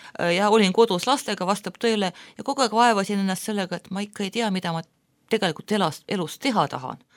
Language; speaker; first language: Estonian; non-native, local second language; Russian